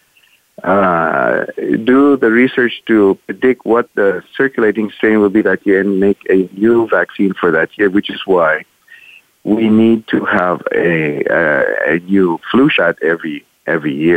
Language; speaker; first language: English; non-native, local second language; Filipino